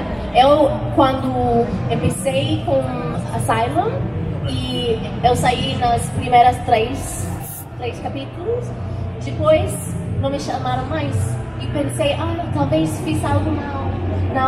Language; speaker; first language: Portuguese; non-native, learner; English